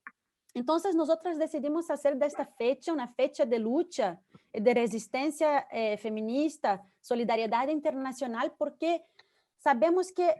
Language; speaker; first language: Spanish; non-native, fluent; Portuguese